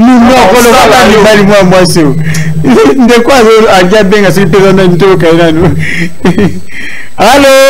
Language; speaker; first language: French; non-native, local second language; Lingala